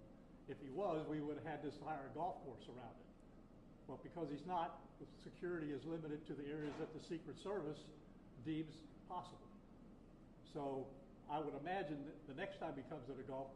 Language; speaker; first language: English; native; English